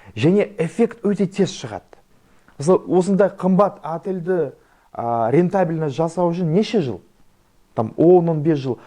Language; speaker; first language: Kazakh; non-native, local second language; Russian